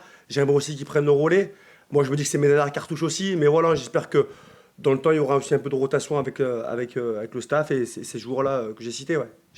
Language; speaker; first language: French; native; French